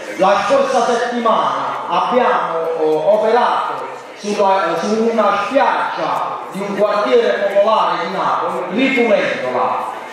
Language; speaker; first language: Italian; native; Italian